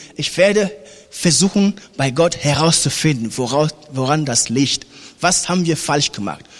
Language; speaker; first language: German; non-native, fluent; French